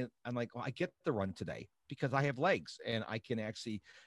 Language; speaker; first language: English; native; English